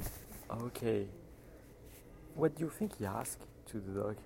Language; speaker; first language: English; non-native, fluent; French